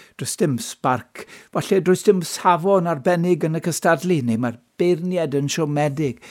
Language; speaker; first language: Welsh; native; Welsh